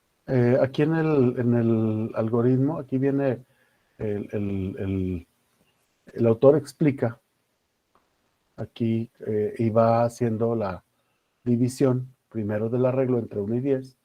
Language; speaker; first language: Spanish; native; Spanish